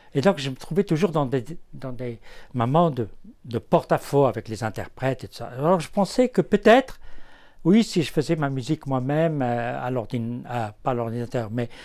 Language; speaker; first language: French; non-native, local second language; Arabic